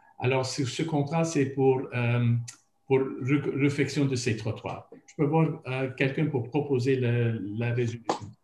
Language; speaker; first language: French; non-native, local second language; English